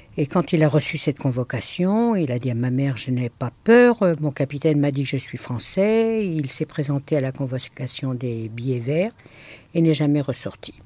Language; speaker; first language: French; native; French